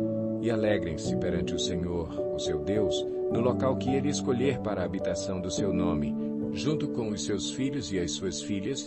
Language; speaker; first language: Portuguese; native; Portuguese